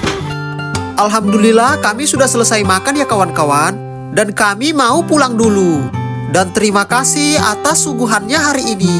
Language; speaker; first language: Indonesian; native; Indonesian